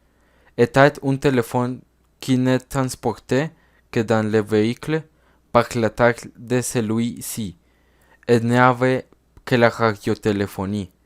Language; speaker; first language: French; non-native, learner; Spanish